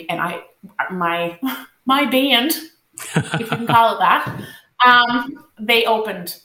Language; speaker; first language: English; non-native, local second language; French